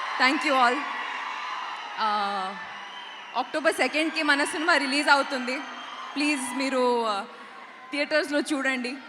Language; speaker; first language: Telugu; non-native, learner; Kannada